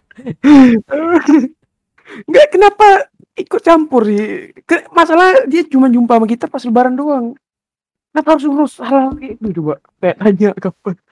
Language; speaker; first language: Indonesian; native; Indonesian